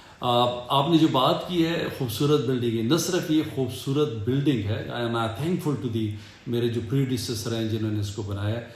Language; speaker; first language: Urdu; non-native, local second language; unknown